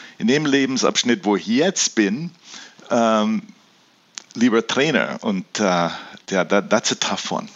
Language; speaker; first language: German; early bilingual, heritage; German